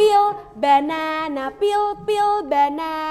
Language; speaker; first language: English; non-native, learner; Indonesian